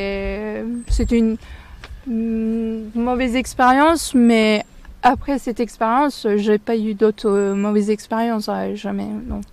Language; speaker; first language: French; non-native, fluent; Turkish